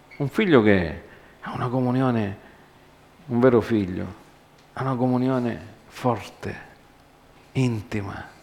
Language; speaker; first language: Italian; early bilingual, heritage; Italian